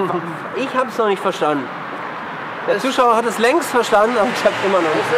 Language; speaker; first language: German; native; German